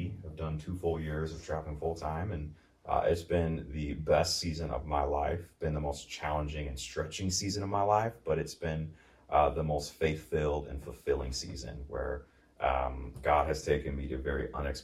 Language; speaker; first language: English; native; English